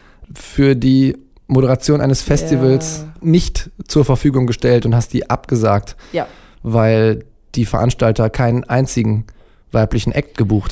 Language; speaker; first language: German; native; German